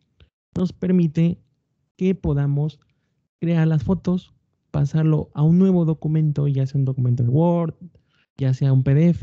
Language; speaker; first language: Spanish; native; Spanish